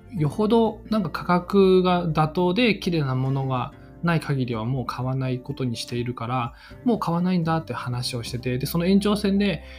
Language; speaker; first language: Japanese; non-native, fluent; Chinese